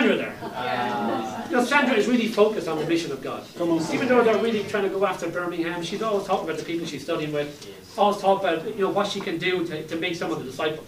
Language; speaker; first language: English; native; English